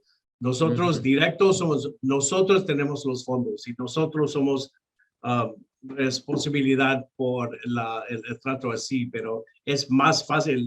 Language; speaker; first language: Spanish; non-native, local second language; English